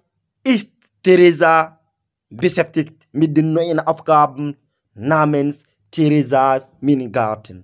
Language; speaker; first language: German; non-native, learner; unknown